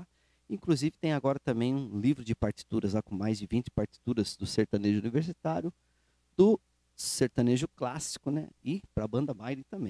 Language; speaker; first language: Portuguese; native; Portuguese